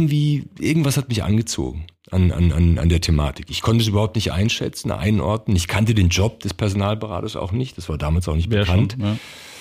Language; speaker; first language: German; early bilingual, other home language; Croatian